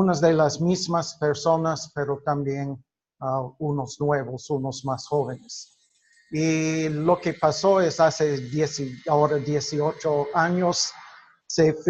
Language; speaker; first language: Spanish; non-native, fluent; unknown